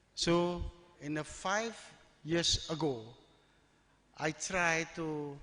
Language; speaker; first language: English; non-native, learner; Indonesian